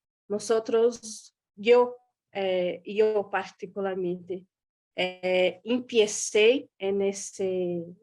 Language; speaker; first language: Spanish; non-native, fluent; Guarani